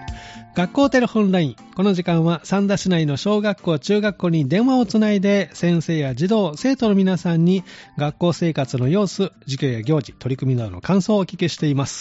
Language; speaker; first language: Japanese; native; Japanese